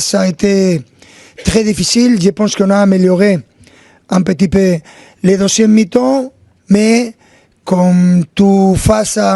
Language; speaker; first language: French; non-native, fluent; Spanish